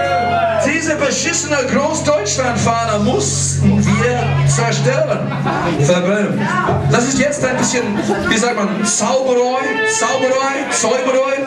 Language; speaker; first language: German; non-native, learner; English